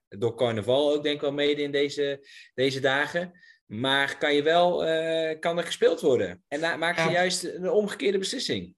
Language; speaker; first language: Dutch; native; Dutch